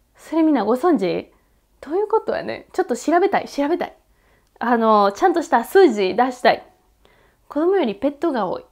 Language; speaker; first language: Japanese; non-native, fluent; Spanish